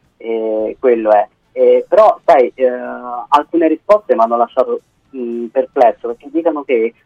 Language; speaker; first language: Italian; native; Italian